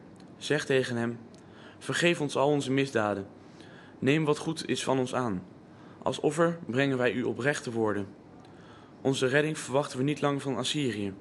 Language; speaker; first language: Dutch; native; Dutch